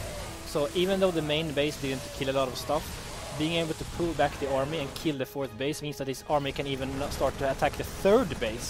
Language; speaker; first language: English; non-native, fluent; Swedish